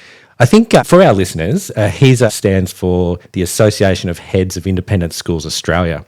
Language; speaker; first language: English; native; English